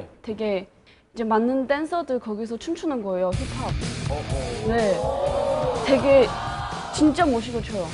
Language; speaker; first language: Korean; non-native, fluent; Chinese